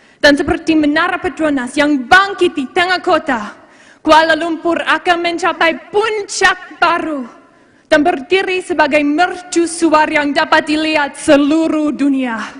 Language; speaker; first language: Malay; non-native, fluent; English